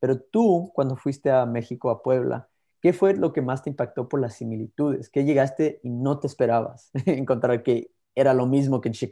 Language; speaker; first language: Spanish; early bilingual, heritage; Spanish